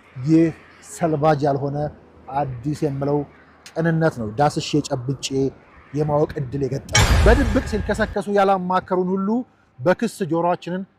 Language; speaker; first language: Amharic; native; Amharic